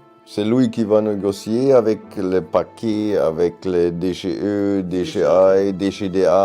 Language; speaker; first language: French; non-native, fluent; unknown